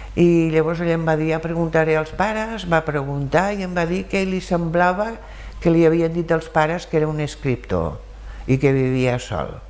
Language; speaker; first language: Catalan; early bilingual, other home language; German